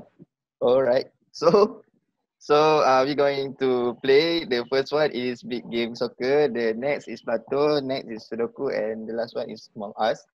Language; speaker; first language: English; non-native, local second language; Malay